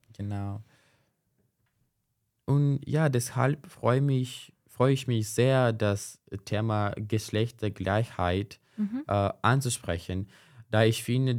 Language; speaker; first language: German; non-native, fluent; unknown